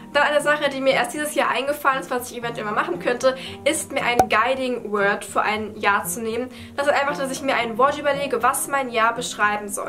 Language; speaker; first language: German; native; German